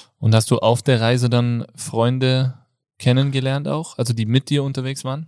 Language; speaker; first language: German; native; German